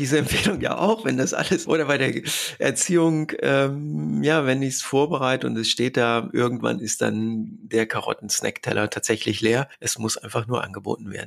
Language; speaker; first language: German; native; German